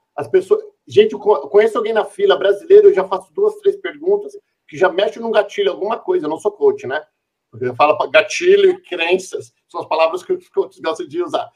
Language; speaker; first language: Portuguese; native; Portuguese